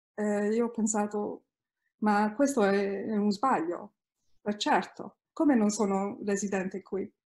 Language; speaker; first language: Italian; early bilingual, heritage; Italian